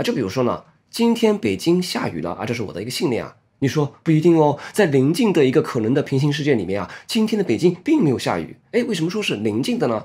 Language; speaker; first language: Chinese; native; Chinese